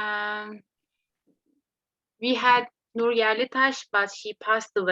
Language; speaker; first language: English; non-native, learner; Turkish